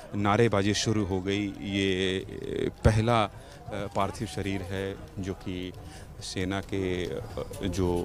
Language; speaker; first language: Hindi; native; Hindi